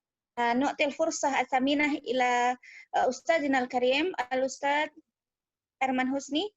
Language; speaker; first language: Arabic; non-native, fluent; Indonesian